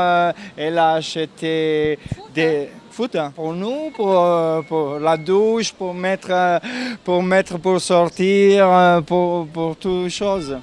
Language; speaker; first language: French; non-native, fluent; Italian